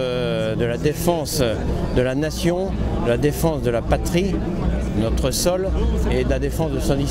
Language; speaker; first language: French; native; French